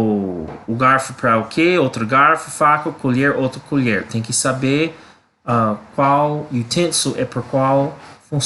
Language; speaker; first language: Portuguese; non-native, learner; English